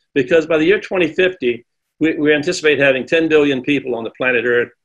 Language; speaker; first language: English; native; English